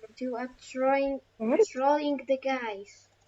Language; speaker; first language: English; non-native, learner; Polish